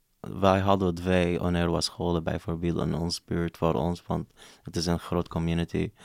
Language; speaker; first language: Dutch; non-native, fluent; Arabic